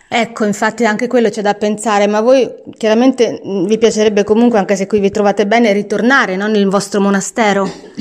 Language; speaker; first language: Italian; native; Italian